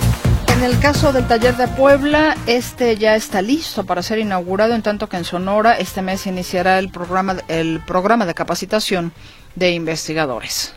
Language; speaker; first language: Spanish; native; Spanish